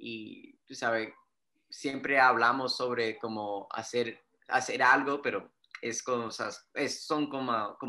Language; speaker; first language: Spanish; early bilingual, heritage; Spanish